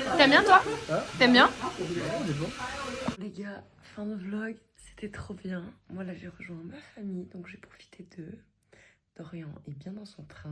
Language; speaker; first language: French; native; French